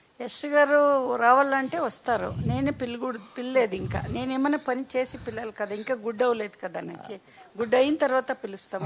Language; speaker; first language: Telugu; non-native, local second language; Kannada